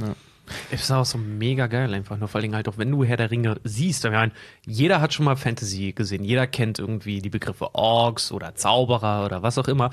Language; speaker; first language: German; native; German